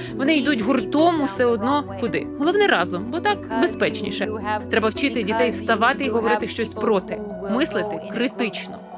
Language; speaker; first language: Ukrainian; non-native, fluent; English